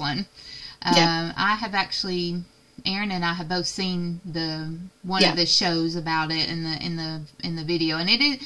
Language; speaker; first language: English; native; English